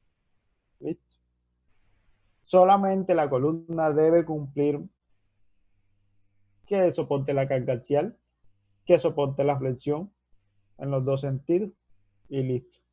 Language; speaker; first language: Spanish; native; Spanish